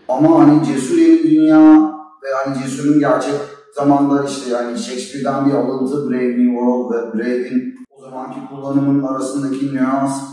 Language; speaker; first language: Turkish; native; Turkish